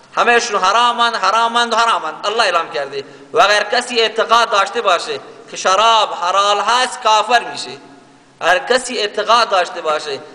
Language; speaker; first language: Persian; non-native, local second language; Baluchi